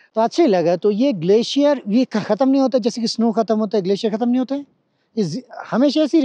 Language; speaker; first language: Hindi; non-native, fluent; Bangla